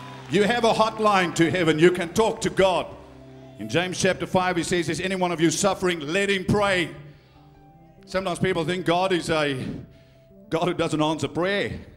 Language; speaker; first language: English; non-native, local second language; Afrikaans